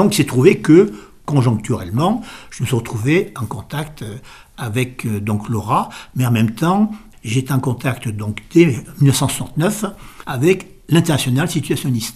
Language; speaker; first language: French; native; French